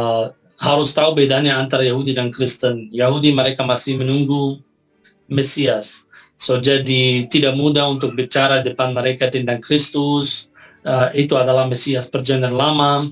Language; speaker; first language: Indonesian; non-native, fluent; Arabic